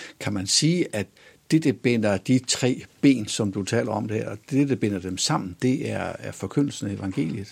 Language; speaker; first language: Danish; native; Danish